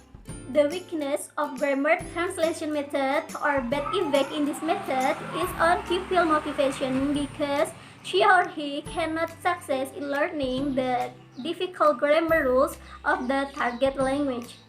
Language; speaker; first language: English; non-native, learner; Indonesian